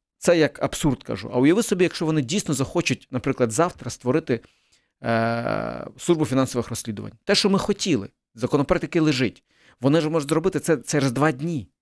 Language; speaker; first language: Ukrainian; early bilingual, other home language; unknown